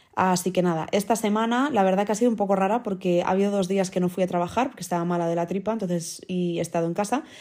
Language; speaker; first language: Spanish; early bilingual, other home language; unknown